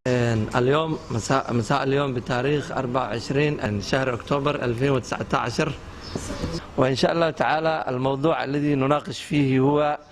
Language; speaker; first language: Arabic; non-native, learner; Somali